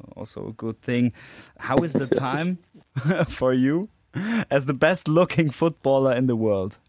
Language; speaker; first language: English; non-native, fluent; German